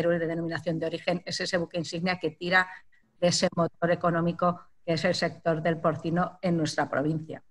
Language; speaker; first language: Spanish; native; Spanish